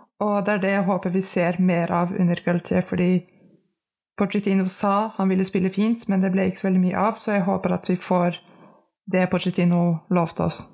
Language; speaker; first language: Norwegian; native; Norwegian